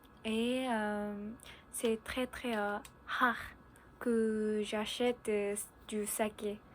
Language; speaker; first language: French; non-native, learner; Japanese